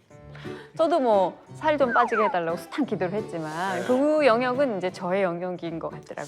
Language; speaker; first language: Korean; native; Korean